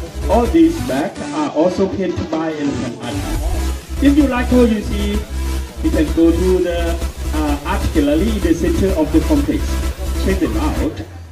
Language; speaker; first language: English; non-native, fluent; Thai